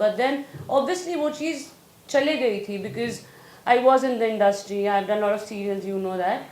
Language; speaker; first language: Hindi; native; Hindi